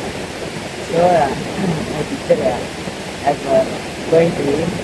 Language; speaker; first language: English; non-native, learner; Indonesian